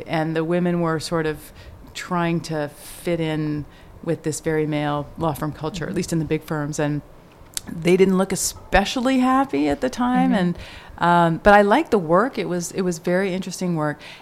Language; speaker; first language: English; native; English